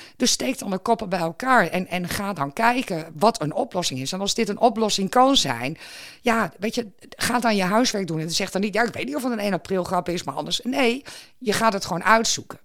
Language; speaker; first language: Dutch; native; Dutch